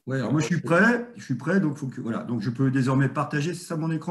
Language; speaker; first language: French; native; French